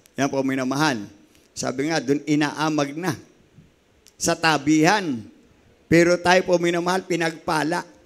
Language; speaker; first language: Filipino; native; Filipino